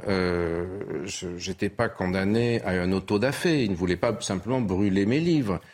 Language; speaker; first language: French; early bilingual, other home language; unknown